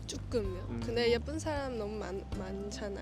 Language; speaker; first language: Korean; non-native, learner; Chinese